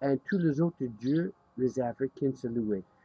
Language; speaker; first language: French; non-native, learner; English